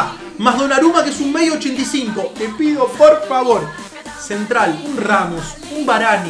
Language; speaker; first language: Spanish; native; Spanish